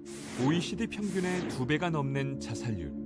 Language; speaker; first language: Korean; native; Korean